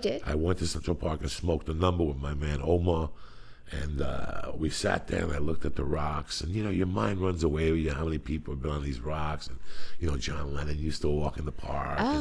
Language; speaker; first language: English; native; English